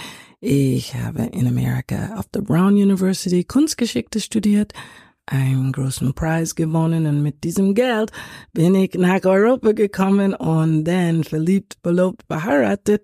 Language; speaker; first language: German; non-native, fluent; English